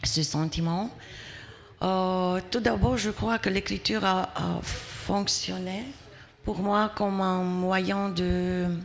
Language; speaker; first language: French; non-native, fluent; Romanian